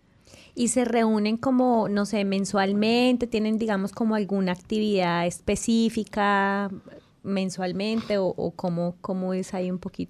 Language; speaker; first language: Spanish; native; Spanish